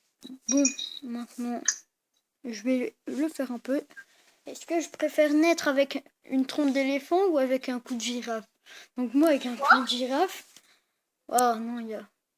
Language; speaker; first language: French; native; French